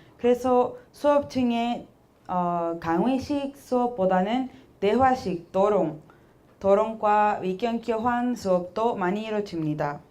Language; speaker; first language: Korean; non-native, fluent; Spanish